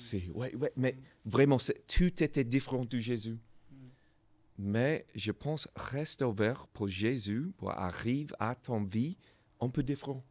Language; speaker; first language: French; non-native, learner; English